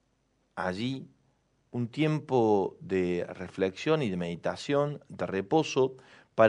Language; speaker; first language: Spanish; native; Spanish